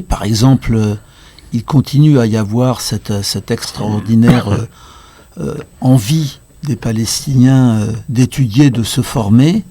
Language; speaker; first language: French; native; French